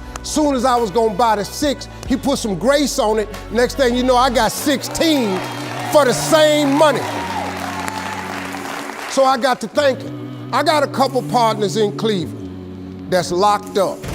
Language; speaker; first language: English; native; English